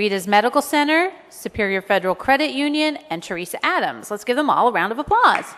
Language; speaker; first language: English; native; English